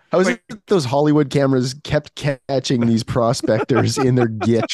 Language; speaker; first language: English; native; English